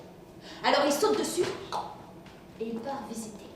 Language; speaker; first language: French; native; French